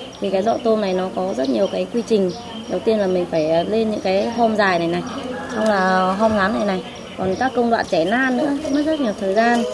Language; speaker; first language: Vietnamese; non-native, local second language; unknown